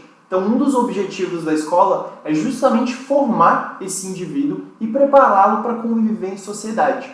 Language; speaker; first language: Portuguese; native; Portuguese